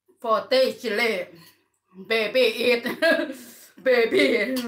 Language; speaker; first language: English; non-native, learner; Thai